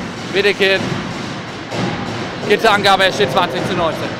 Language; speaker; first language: German; native; German